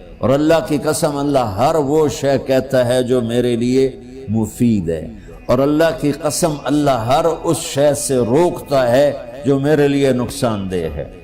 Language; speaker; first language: Urdu; non-native, local second language; Punjabi